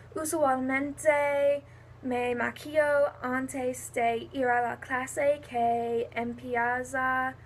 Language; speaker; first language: Spanish; non-native, learner; English